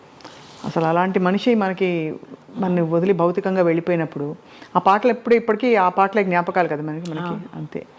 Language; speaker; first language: Telugu; native; Telugu